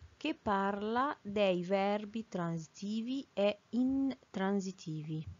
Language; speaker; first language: Italian; non-native, fluent; Arabic